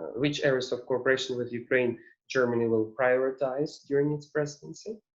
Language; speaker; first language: English; non-native, fluent; Ukrainian